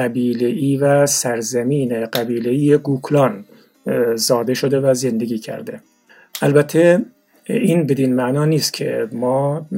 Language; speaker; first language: Persian; non-native, local second language; Turkmen